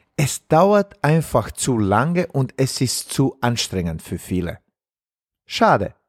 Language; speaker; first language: German; non-native, fluent; Bosnian